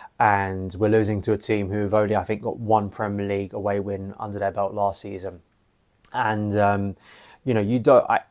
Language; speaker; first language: English; native; English